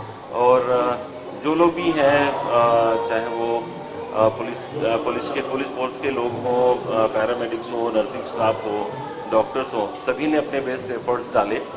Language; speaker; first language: Hindi; native; Hindi